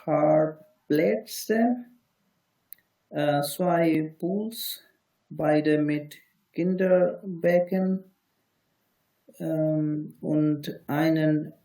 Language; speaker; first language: German; non-native, learner; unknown